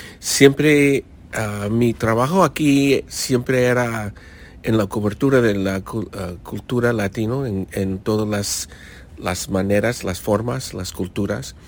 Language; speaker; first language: Spanish; early bilingual, heritage; English